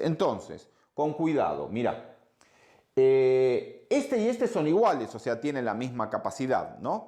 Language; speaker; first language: Spanish; native; Spanish